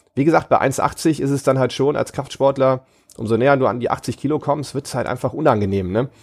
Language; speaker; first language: German; native; German